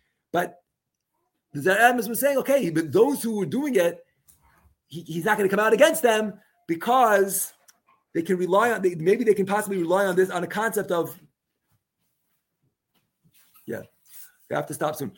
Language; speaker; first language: English; native; English